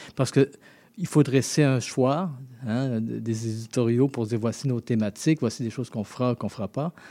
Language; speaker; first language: French; native; French